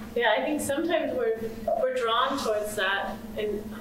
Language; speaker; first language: English; native; English